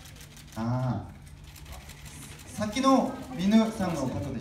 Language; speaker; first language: Japanese; non-native, learner; Korean